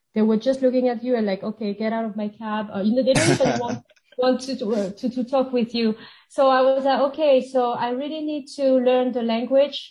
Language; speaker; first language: English; non-native, fluent; French